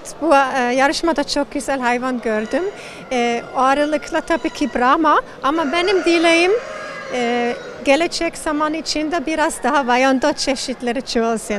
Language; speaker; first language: Turkish; non-native, fluent; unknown